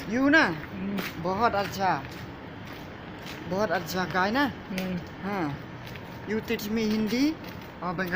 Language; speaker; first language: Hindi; non-native, local second language; Khasi